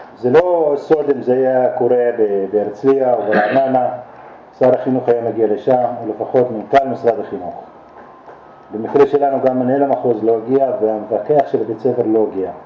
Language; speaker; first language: Hebrew; non-native, local second language; Arabic